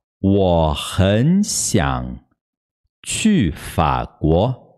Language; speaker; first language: Chinese; non-native, fluent; Portuguese